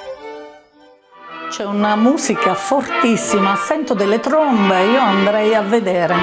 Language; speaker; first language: Italian; native; Italian